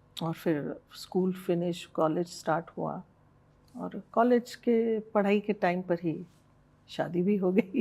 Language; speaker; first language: Hindi; early bilingual, other home language; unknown